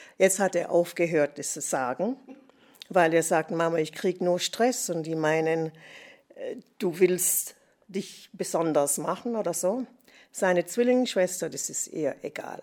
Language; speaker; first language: German; non-native, fluent; English